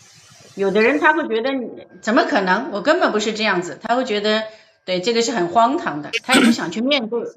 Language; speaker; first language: Chinese; native; Chinese